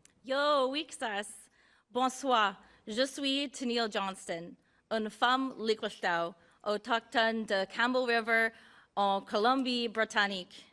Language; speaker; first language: French; non-native, learner; English